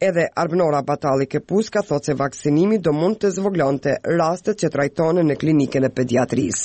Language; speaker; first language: Albanian; native; Albanian